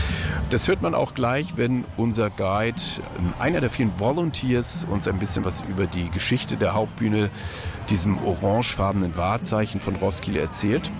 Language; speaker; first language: German; native; German